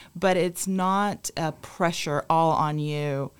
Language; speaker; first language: English; non-native, fluent; Spanish